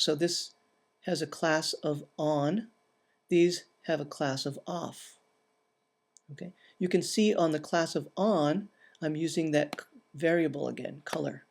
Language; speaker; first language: English; native; English